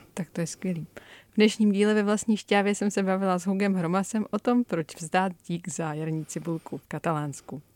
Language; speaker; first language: Czech; native; Czech